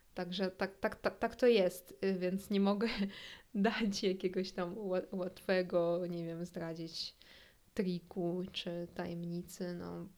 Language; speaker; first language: Polish; non-native, fluent; Russian